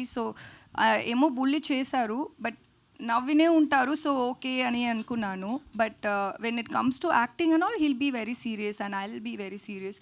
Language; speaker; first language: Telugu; non-native, learner; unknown